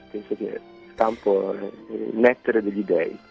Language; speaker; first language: Italian; early bilingual, other home language; Serbian